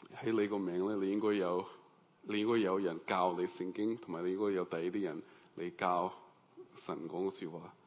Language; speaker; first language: Cantonese; early bilingual, heritage; Cantonese